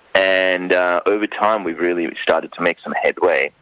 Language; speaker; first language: English; non-native, local second language; Sinhala